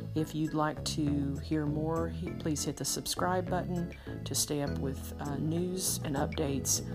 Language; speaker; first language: English; native; English